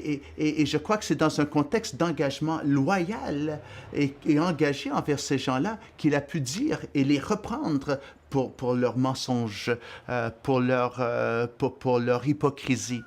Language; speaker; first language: French; native; French